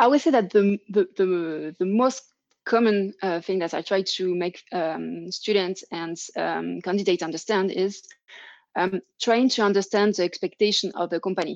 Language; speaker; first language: English; non-native, fluent; French